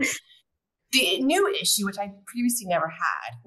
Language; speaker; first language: English; native; English